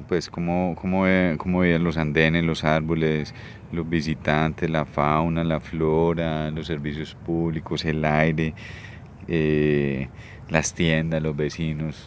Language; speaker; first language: Spanish; native; Spanish